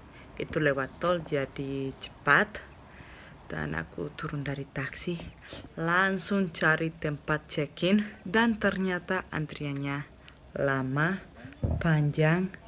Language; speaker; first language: Indonesian; non-native, fluent; Spanish